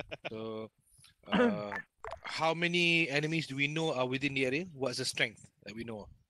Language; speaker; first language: English; non-native, local second language; Malay